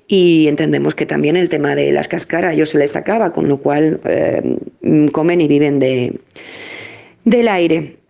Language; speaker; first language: Spanish; native; Spanish